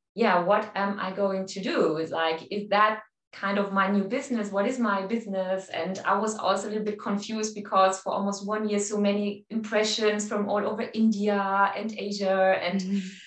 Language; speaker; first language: English; non-native, fluent; German